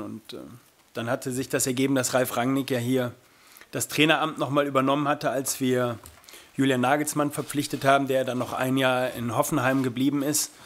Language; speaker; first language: German; native; German